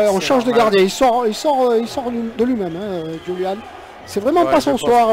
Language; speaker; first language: French; native; French